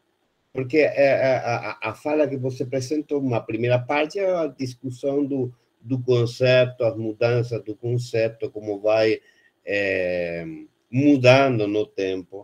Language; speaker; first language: Portuguese; non-native, fluent; Spanish